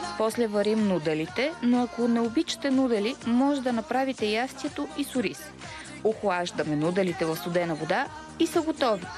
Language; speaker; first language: Bulgarian; non-native, fluent; Korean